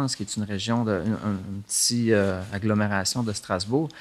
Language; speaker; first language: French; native; French